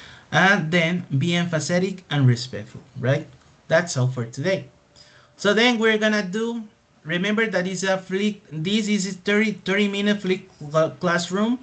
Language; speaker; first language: English; non-native, fluent; Spanish